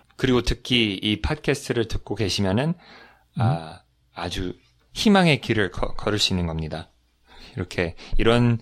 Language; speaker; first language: Korean; non-native, fluent; English